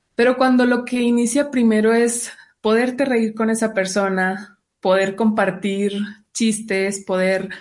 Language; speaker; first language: Spanish; native; Spanish